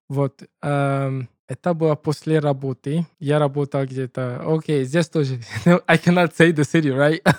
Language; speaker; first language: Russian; non-native, learner; English